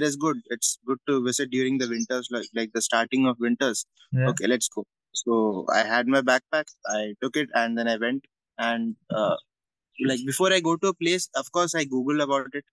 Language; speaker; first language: English; non-native, local second language; Malayalam